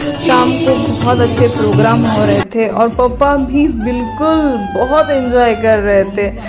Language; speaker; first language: Hindi; non-native, local second language; Bangla